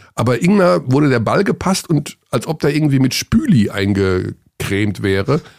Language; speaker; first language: German; native; German